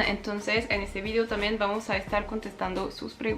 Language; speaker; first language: Spanish; non-native, fluent; French